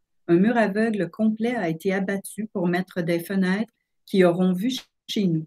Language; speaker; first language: French; native; French